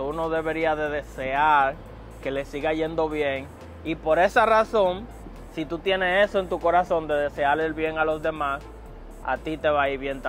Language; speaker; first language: Spanish; native; Spanish